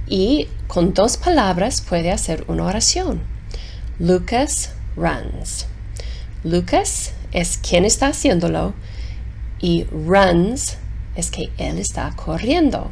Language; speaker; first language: Spanish; non-native, fluent; English